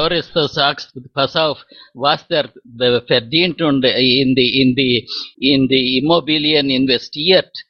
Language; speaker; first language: German; non-native, fluent; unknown